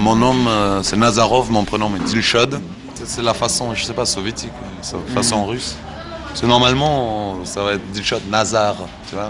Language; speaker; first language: French; non-native, fluent; Uzbek